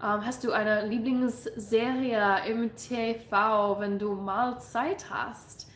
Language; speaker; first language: German; non-native, learner; English